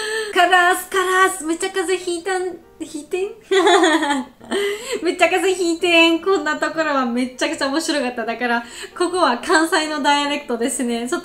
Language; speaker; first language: Japanese; non-native, learner; Georgian